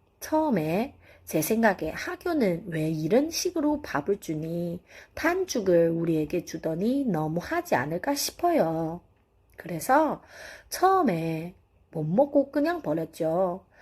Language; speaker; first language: Korean; non-native, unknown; Chinese